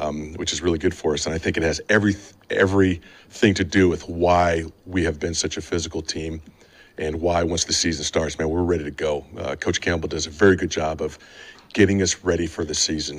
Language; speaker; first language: English; native; English